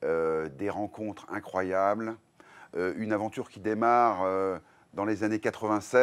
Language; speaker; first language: French; native; French